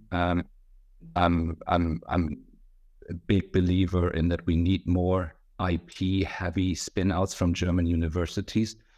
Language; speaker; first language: English; non-native, fluent; German